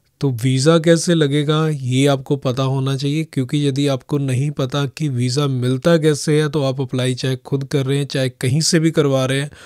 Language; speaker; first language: Hindi; non-native, local second language; Punjabi